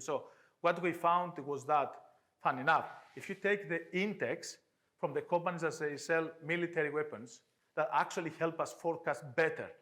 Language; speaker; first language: English; non-native, fluent; Greek